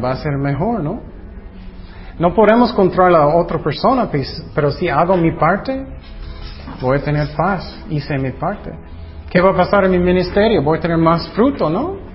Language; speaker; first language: Spanish; non-native, fluent; English